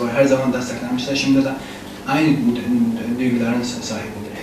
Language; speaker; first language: Turkish; non-native, fluent; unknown